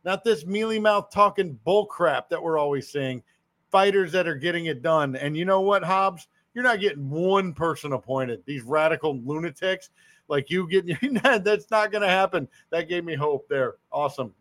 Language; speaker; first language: English; native; English